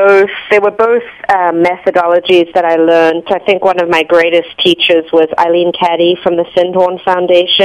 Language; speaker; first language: English; native; English